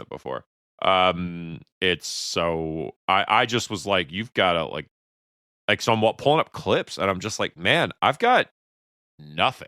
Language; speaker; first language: English; native; English